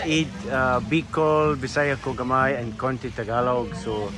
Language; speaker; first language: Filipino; non-native, learner; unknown